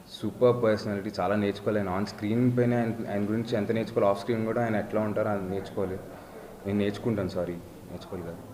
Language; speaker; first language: Telugu; native; Telugu